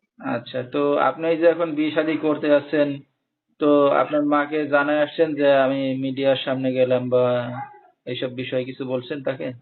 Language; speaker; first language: Bangla; native; Bangla